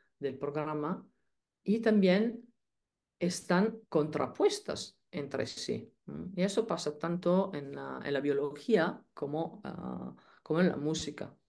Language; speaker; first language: Spanish; non-native, fluent; Italian